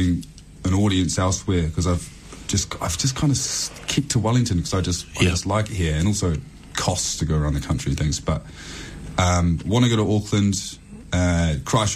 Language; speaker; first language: English; native; English